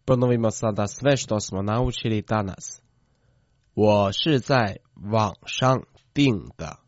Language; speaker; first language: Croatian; non-native, fluent; Chinese